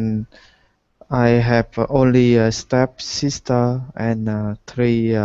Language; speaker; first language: English; non-native, learner; Vietnamese